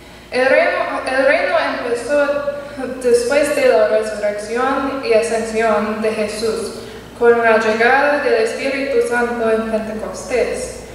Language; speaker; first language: Spanish; non-native, learner; English